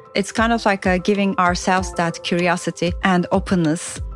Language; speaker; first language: English; non-native, fluent; Turkish